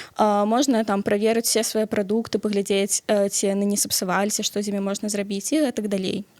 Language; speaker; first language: Belarusian; non-native, local second language; Russian